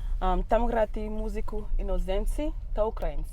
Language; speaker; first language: Ukrainian; non-native, learner; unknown